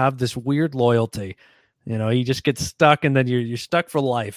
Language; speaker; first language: English; native; English